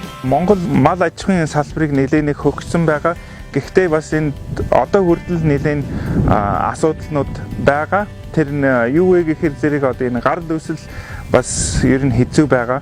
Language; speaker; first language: Mongolian; non-native, fluent; English